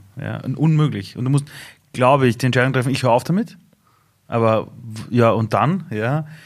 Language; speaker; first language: German; early bilingual, other home language; Persian